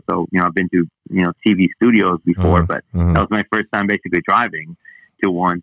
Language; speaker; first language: English; non-native, fluent; Spanish